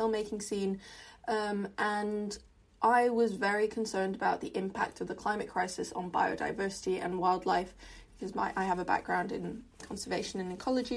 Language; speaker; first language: English; non-native, local second language; Cantonese